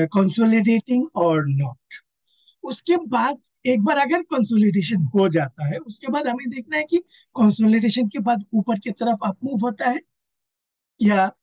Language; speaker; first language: Hindi; non-native, local second language; Assamese